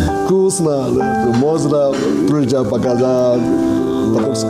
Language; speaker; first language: Russian; non-native, learner; Chinese